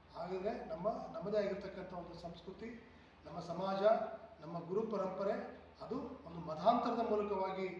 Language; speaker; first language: Kannada; non-native, local second language; Lambadi